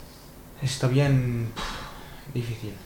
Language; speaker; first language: Spanish; non-native, learner; Arabic